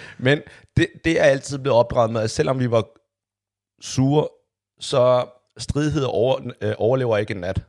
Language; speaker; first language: Danish; early bilingual, other home language; Chinese